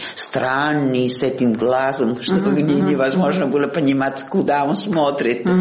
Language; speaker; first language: Russian; non-native, fluent; Italian